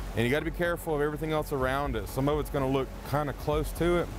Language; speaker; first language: English; native; English